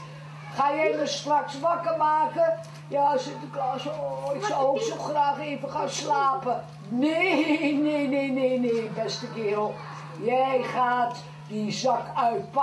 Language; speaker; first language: Dutch; native; Dutch